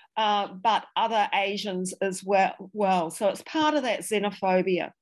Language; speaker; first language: English; native; English